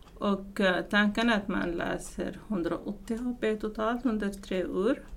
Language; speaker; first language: Swedish; non-native, fluent; Arabic